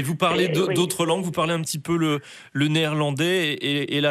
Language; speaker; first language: French; native; French